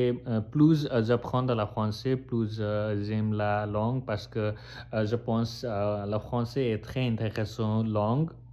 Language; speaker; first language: French; non-native, learner; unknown